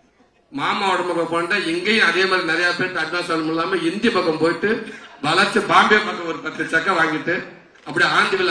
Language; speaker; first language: Tamil; native; Tamil